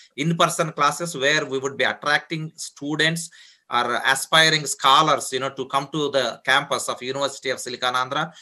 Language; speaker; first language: English; non-native, local second language; Telugu